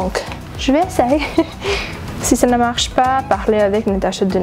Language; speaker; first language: French; non-native, learner; English